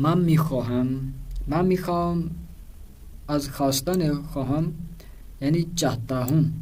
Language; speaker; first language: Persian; non-native, fluent; Urdu